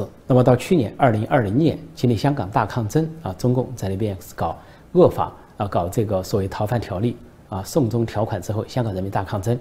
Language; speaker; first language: Chinese; native; Chinese